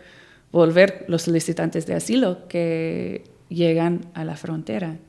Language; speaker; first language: Spanish; non-native, fluent; English